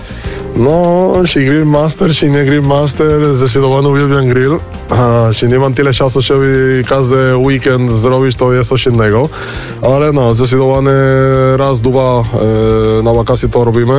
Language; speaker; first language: Polish; non-native, fluent; Spanish